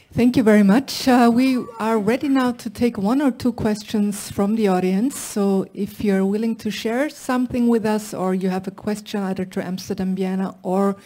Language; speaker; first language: English; non-native, fluent; German